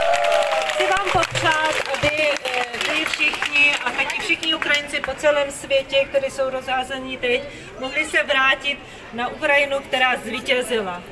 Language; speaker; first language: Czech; non-native, fluent; Ukrainian